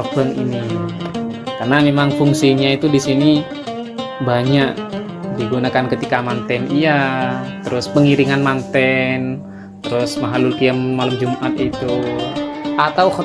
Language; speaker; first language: Indonesian; non-native, local second language; Madurese